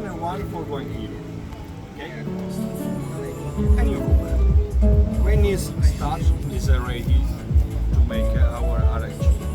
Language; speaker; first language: English; non-native, learner; Italian